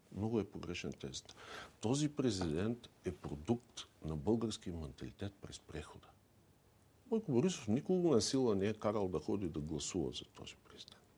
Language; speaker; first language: Bulgarian; native; Bulgarian